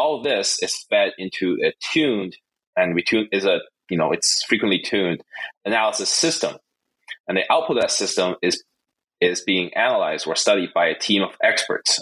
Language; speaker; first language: English; non-native, fluent; Chinese